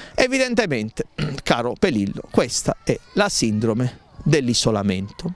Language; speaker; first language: Italian; native; Italian